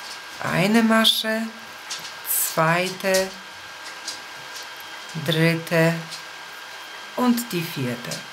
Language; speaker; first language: German; non-native, fluent; Polish